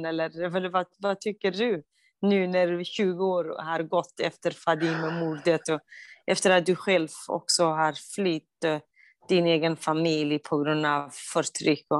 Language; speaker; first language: Swedish; non-native, fluent; Kurdish